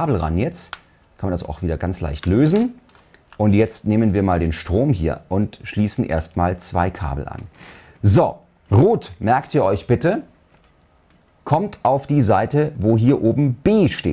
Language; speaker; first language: German; native; German